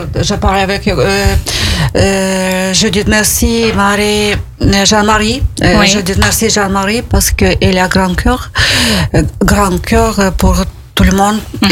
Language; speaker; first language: French; non-native, learner; Ukrainian